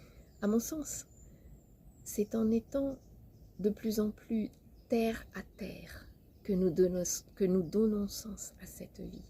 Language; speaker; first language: French; native; French